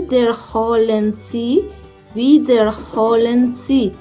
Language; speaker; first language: German; non-native, learner; Spanish